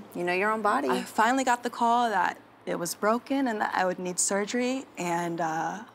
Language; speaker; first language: English; native; English